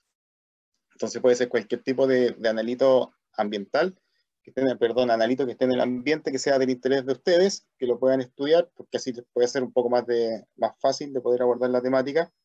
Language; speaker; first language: Spanish; native; Spanish